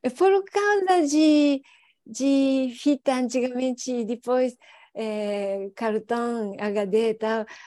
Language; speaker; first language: Portuguese; non-native, learner; Japanese